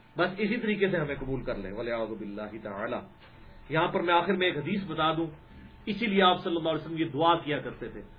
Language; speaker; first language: Urdu; non-native, local second language; Punjabi